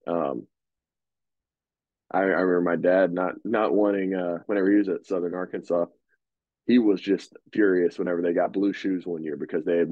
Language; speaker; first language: English; native; English